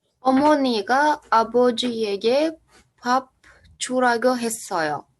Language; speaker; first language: Korean; non-native, learner; Uzbek